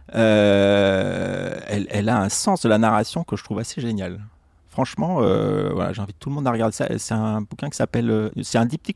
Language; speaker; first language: French; native; French